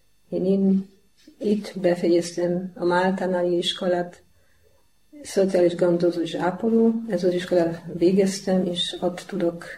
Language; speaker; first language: Hungarian; non-native, fluent; Polish